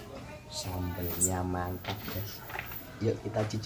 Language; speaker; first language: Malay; non-native, local second language; Javanese